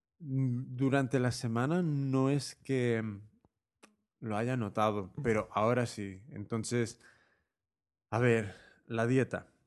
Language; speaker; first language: Spanish; native; Spanish